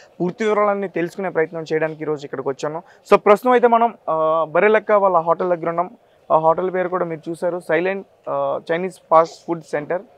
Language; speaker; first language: Telugu; native; Telugu